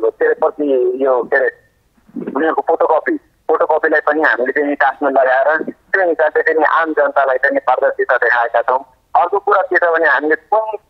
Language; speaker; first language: Nepali; non-native, local second language; Maithili